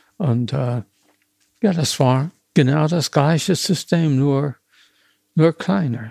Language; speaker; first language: German; non-native, fluent; English